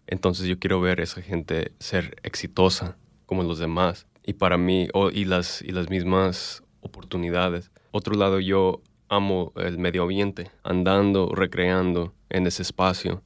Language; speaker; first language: Spanish; early bilingual, other home language; English